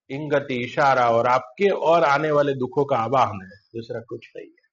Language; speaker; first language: Hindi; non-native, local second language; Gujarati